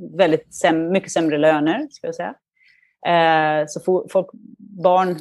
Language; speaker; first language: Swedish; native; Swedish